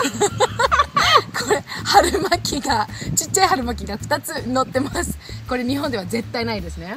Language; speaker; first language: Japanese; native; Japanese